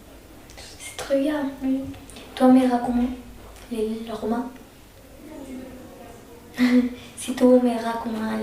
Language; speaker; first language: French; non-native, learner; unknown